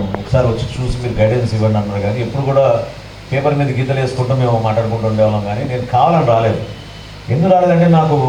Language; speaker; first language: Telugu; native; Telugu